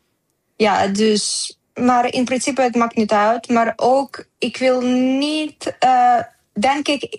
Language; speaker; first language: Dutch; non-native, learner; Ukrainian